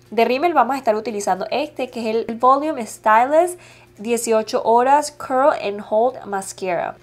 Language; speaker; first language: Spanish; native; Spanish